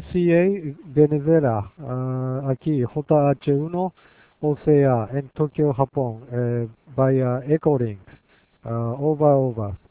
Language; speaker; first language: Spanish; non-native, learner; Japanese